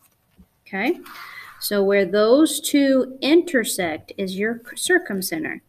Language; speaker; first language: English; native; English